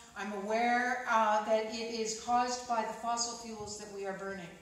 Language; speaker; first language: English; native; English